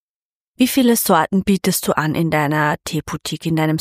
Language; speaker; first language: German; native; German